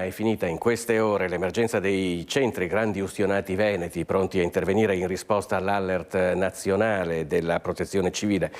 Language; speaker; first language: Italian; native; Italian